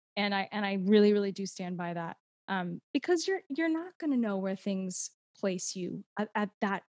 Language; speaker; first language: English; native; English